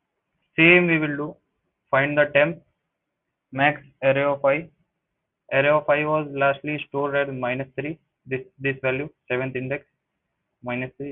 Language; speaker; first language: English; non-native, local second language; Hindi